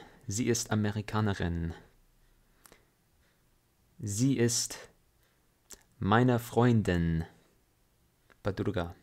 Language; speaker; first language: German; non-native, fluent; English